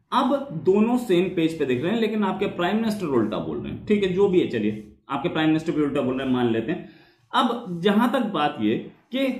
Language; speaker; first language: Hindi; native; Hindi